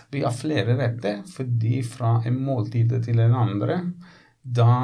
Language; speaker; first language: Norwegian; non-native, fluent; Italian